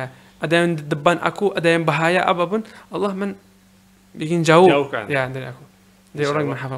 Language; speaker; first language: Indonesian; non-native, learner; Arabic